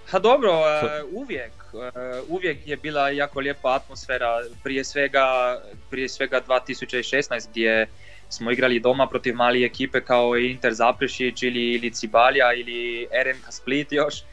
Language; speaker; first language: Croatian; non-native, fluent; Polish